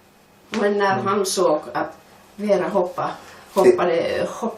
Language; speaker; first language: Swedish; non-native, fluent; Finnish